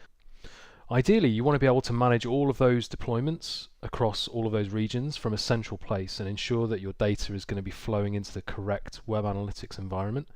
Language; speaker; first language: English; native; English